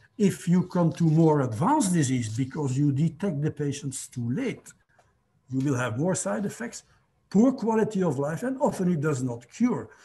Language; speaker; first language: English; non-native, fluent; Dutch